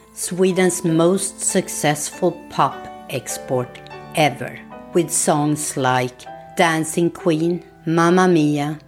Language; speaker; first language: English; non-native, fluent; Swedish